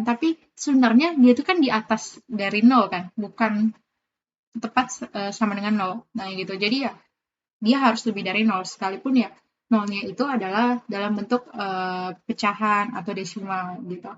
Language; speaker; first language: Indonesian; native; Indonesian